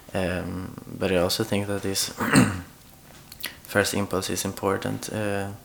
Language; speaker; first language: English; non-native, fluent; Swedish